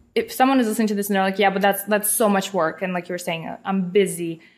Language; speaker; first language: English; non-native, fluent; Russian